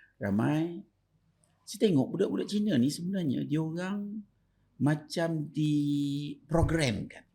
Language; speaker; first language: Malay; native; Malay